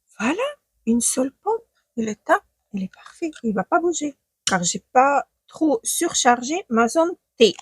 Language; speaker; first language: French; non-native, fluent; Ukrainian